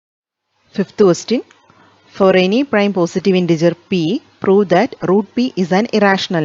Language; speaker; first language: English; non-native, local second language; Malayalam